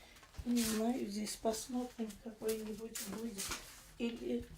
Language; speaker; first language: Russian; non-native, learner; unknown